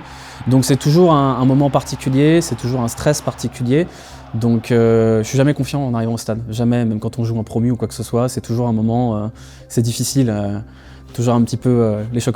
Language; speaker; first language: French; native; French